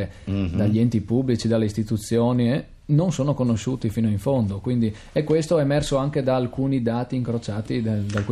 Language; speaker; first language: Italian; native; Italian